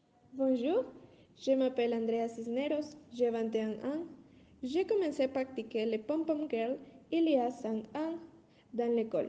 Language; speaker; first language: French; non-native, learner; Spanish